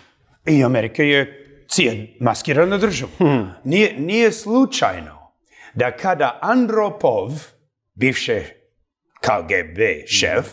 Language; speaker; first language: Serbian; early bilingual, heritage; Serbian